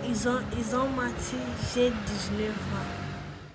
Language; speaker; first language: French; non-native, learner; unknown